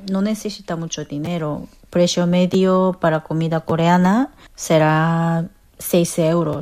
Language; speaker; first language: Spanish; non-native, fluent; Korean